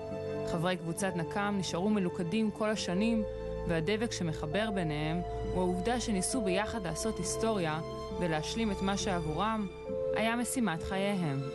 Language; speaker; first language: Hebrew; native; Hebrew